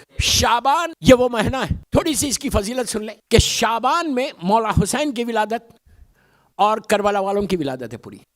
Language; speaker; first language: Urdu; native; Urdu